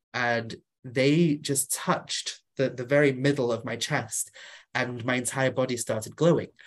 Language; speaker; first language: English; non-native, local second language; Welsh